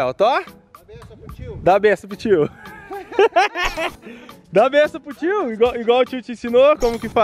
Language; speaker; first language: Portuguese; native; Portuguese